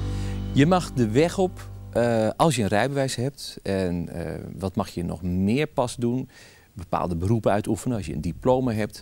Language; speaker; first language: Dutch; native; Dutch